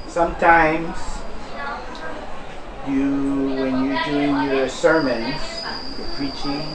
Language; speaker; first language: English; non-native, fluent; French